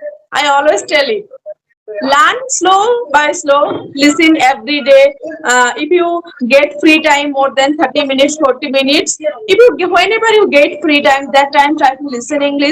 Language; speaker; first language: English; non-native, learner; Bangla